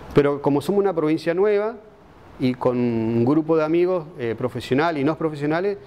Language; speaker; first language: Spanish; native; Spanish